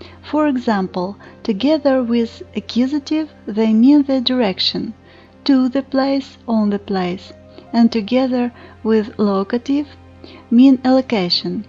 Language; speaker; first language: English; non-native, fluent; Ukrainian